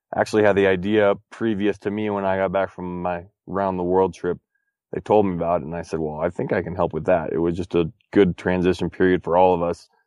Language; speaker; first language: English; native; English